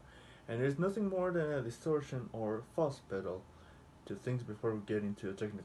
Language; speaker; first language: English; non-native, fluent; Spanish